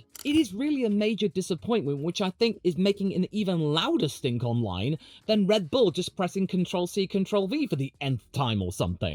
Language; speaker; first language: English; native; English